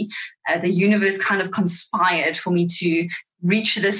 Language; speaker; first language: English; non-native, local second language; Afrikaans